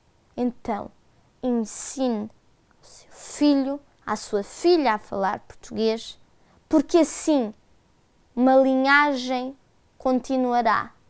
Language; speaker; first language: Portuguese; early bilingual, heritage; Portuguese